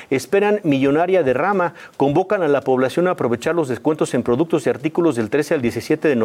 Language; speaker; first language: Spanish; native; Spanish